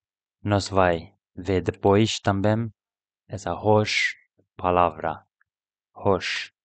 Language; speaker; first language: Portuguese; non-native, learner; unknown